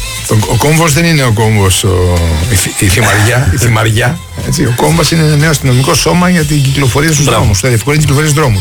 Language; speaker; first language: Greek; native; Greek